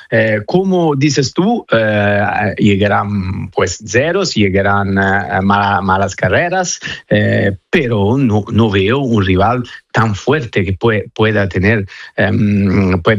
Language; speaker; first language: Spanish; non-native, fluent; Italian